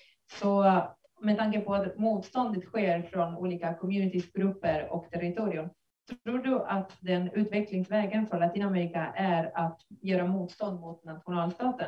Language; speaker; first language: Swedish; non-native, fluent; Spanish